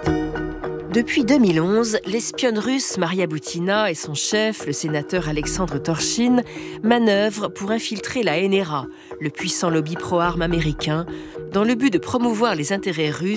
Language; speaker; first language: French; native; French